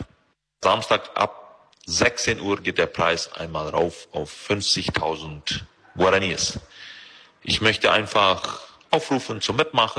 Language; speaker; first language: German; early bilingual, heritage; German